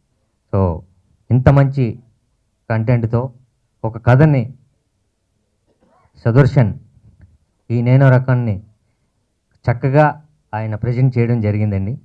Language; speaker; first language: Telugu; native; Telugu